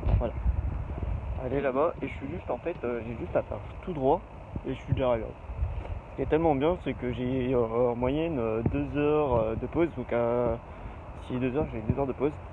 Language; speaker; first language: French; native; French